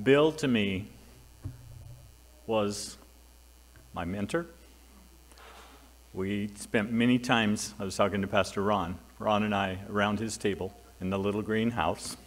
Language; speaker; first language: English; native; English